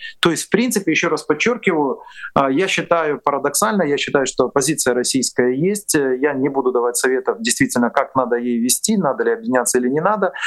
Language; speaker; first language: Russian; non-native, local second language; Ukrainian